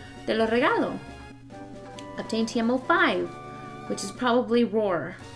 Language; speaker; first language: English; early bilingual, other home language; Spanish